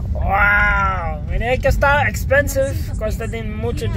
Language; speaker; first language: Spanish; early bilingual, heritage; Spanish